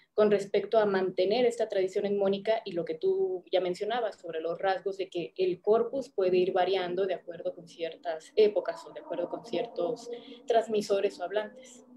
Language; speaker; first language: Spanish; native; Spanish